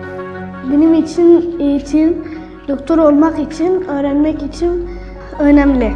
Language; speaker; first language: Turkish; non-native, learner; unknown